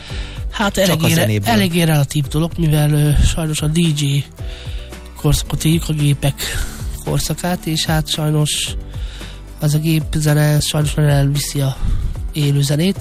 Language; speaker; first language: Hungarian; native; Hungarian